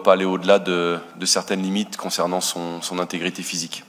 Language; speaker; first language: French; native; French